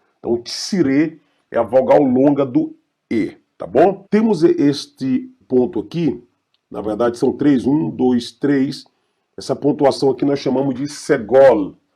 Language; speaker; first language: Portuguese; native; Portuguese